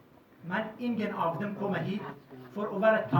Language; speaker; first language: Norwegian; non-native, fluent; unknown